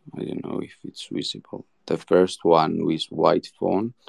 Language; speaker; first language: English; non-native, learner; Georgian